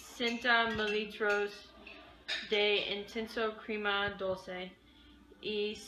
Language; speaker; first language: Spanish; non-native, learner; English